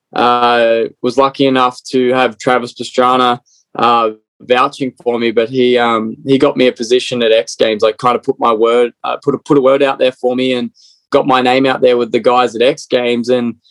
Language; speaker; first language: English; native; English